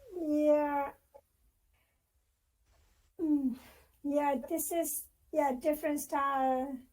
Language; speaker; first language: English; non-native, fluent; Burmese